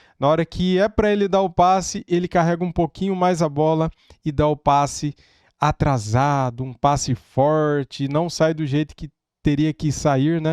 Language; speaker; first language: Portuguese; native; Portuguese